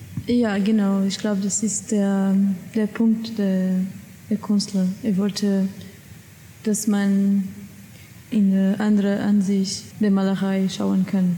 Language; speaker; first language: German; non-native, learner; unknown